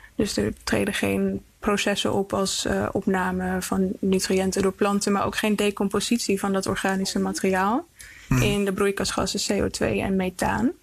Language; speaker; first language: Dutch; early bilingual, other home language; Icelandic